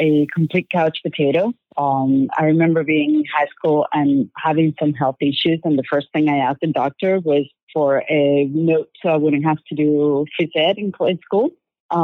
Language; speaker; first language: English; non-native, fluent; Spanish